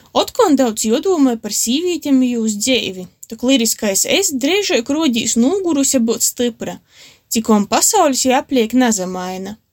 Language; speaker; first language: Latvian; native; Latvian